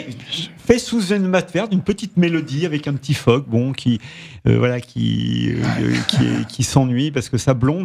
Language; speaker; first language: French; native; French